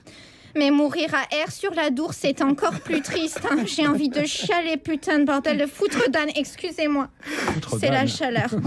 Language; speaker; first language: French; native; French